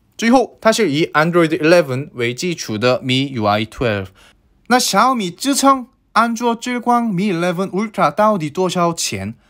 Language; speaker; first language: Chinese; non-native, fluent; Korean